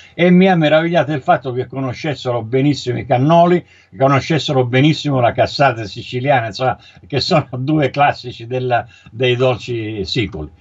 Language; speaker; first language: Italian; native; Italian